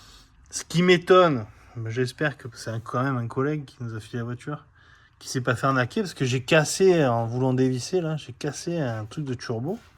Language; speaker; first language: French; native; French